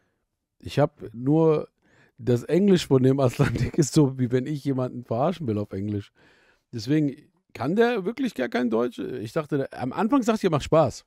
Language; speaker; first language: German; native; German